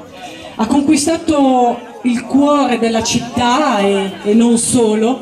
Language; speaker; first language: Italian; native; Italian